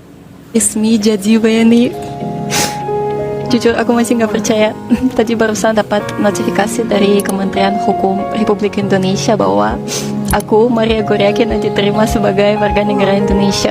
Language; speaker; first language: Indonesian; non-native, fluent; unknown